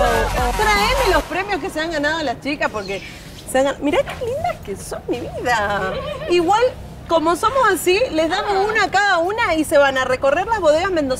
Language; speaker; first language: Spanish; native; Spanish